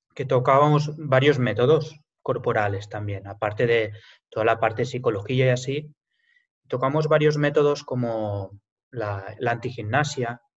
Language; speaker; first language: Spanish; native; Spanish